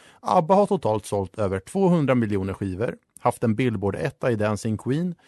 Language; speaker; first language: Swedish; native; Swedish